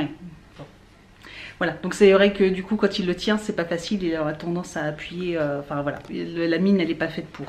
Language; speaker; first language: French; native; French